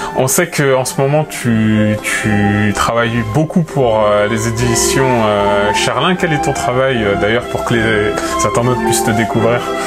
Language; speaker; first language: French; native; French